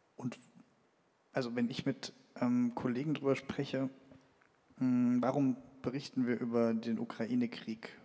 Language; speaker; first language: German; native; German